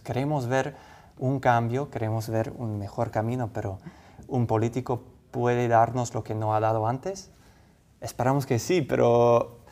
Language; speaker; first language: Spanish; non-native, fluent; English